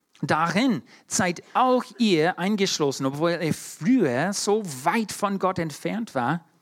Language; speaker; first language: German; non-native, fluent; English